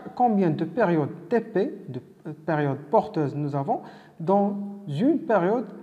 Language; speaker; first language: French; non-native, local second language; Arabic